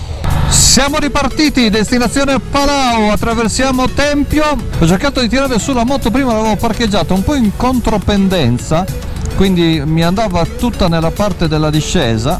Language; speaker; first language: Italian; native; Italian